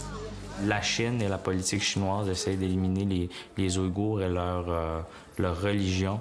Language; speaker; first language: French; non-native, fluent; Uyghur